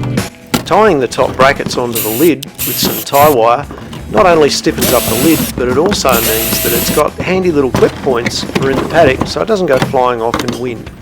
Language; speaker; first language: English; native; English